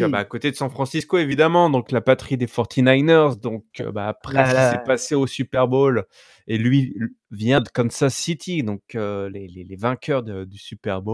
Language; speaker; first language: French; native; French